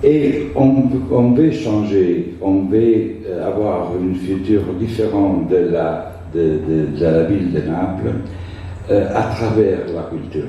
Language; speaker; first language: French; non-native, fluent; Italian